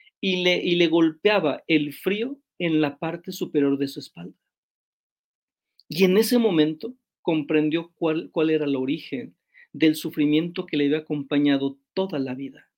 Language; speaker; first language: Spanish; native; Spanish